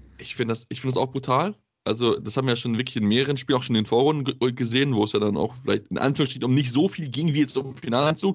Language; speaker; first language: German; native; German